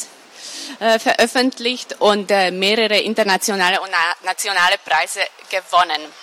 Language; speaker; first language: German; non-native, fluent; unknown